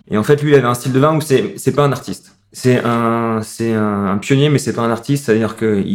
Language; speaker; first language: French; native; French